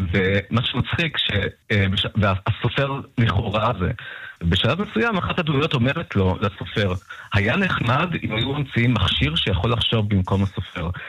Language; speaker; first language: Hebrew; early bilingual, other home language; Russian